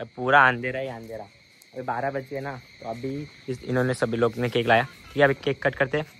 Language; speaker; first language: Hindi; non-native, local second language; Marathi